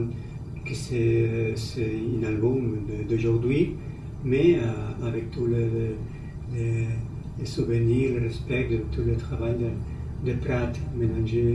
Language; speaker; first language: French; non-native, learner; Spanish